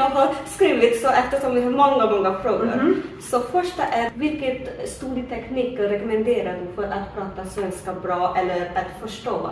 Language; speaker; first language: Swedish; non-native, learner; Hindi